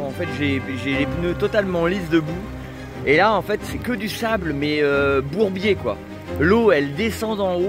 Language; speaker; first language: French; native; French